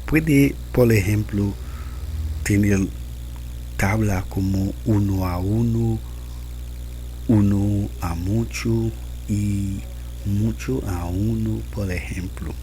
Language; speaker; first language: Spanish; non-native, learner; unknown